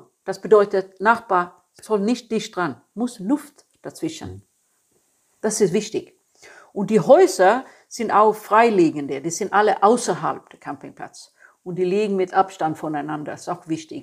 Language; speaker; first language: German; non-native, fluent; Swedish